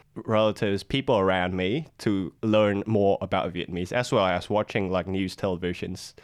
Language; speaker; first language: English; non-native, fluent; Vietnamese